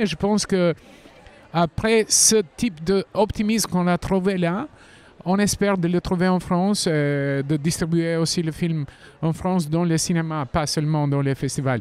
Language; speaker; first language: French; non-native, fluent; Albanian